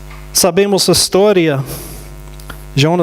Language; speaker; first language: Portuguese; non-native, fluent; English